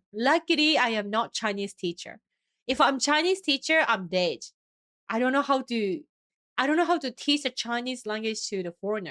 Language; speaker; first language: English; non-native, fluent; Japanese